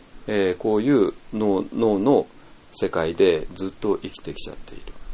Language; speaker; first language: Japanese; native; Japanese